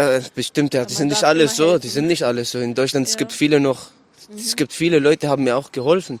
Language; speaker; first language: German; non-native, learner; Arabic